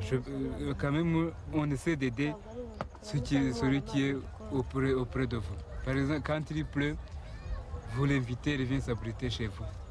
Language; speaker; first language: French; non-native, local second language; Kinyarwanda